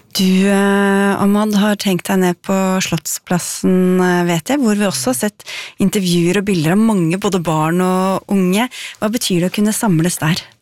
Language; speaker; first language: Norwegian; native; Norwegian